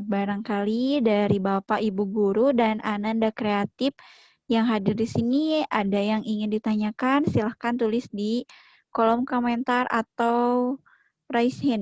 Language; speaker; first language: Indonesian; native; Indonesian